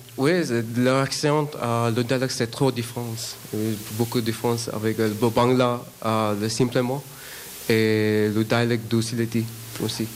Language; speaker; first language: French; non-native, learner; Bangla